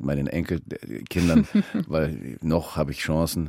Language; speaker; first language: German; early bilingual, heritage; German